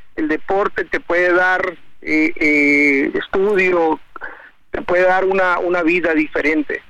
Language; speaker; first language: Spanish; native; Spanish